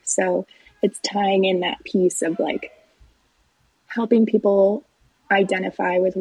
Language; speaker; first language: English; native; English